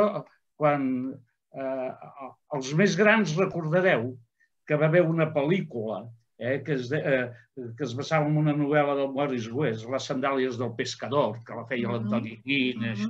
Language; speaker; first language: Catalan; native; Catalan